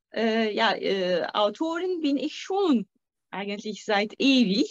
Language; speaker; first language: German; non-native, fluent; Turkish